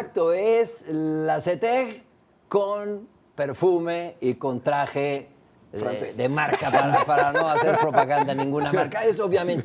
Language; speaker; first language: Spanish; native; Spanish